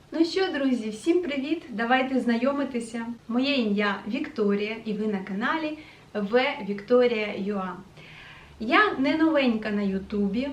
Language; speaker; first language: Ukrainian; non-native, local second language; Russian